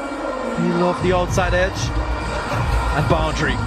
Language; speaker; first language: English; native; English